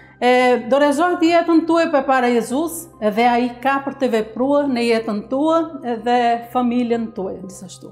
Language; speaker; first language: Albanian; non-native, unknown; Portuguese